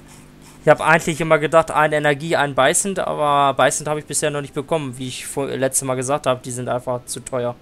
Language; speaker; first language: German; native; German